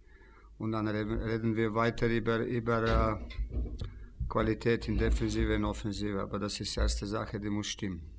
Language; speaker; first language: German; non-native, fluent; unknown